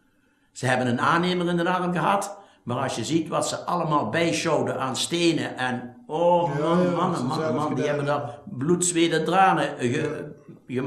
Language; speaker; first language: Dutch; native; Dutch